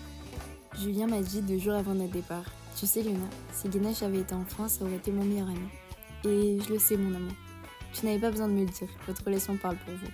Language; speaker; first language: French; native; French